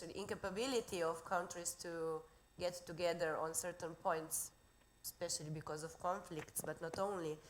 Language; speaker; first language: English; non-native, fluent; Slovenian